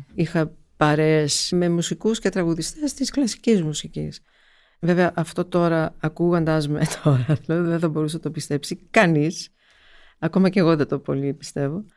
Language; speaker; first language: Greek; early bilingual, heritage; Greek